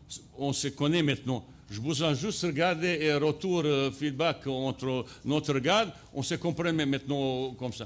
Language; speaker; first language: French; non-native, fluent; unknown